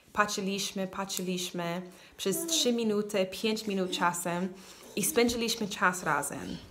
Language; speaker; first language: Polish; non-native, learner; English